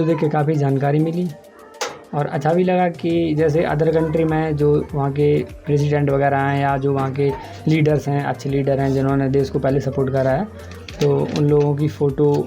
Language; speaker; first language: Hindi; native; Hindi